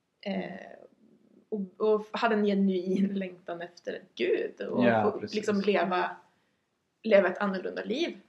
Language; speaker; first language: Swedish; native; Swedish